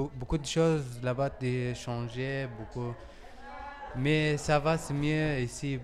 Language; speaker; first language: French; non-native, learner; Arabic